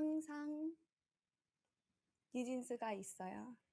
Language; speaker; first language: Korean; early bilingual, heritage; Korean